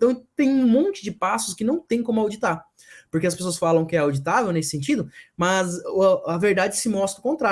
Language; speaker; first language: Portuguese; native; Portuguese